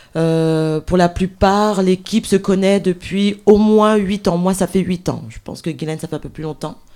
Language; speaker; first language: French; native; French